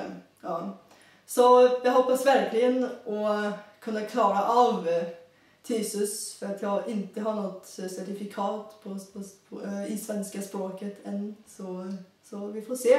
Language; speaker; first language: Swedish; non-native, fluent; Bulgarian